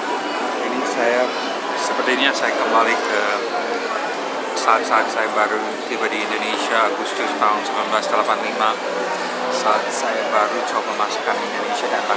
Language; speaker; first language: Indonesian; non-native, fluent; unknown